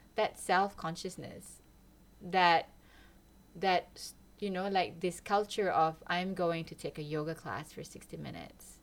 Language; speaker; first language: English; non-native, local second language; Malay